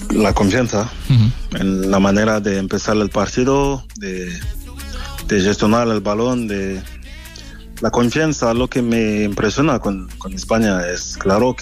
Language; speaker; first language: Spanish; non-native, fluent; French